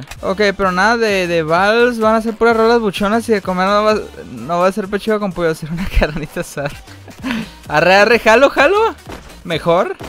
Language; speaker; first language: Spanish; native; Spanish